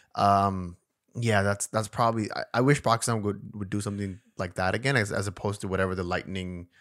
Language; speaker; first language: English; non-native, local second language; Urdu